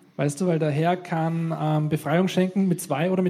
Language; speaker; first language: German; native; German